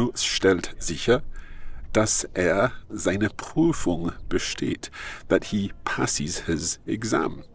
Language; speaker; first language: German; non-native, fluent; English